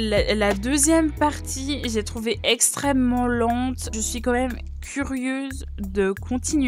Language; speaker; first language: French; native; French